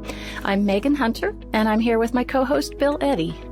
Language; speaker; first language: English; native; English